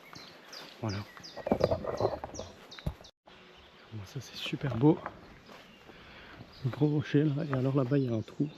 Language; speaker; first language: French; native; French